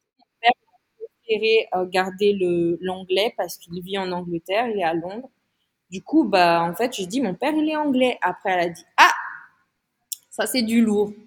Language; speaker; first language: French; non-native, local second language; Malagasy